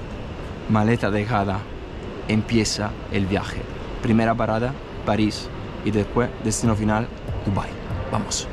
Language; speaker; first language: Spanish; non-native, fluent; Italian